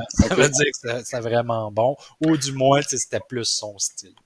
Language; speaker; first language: French; native; French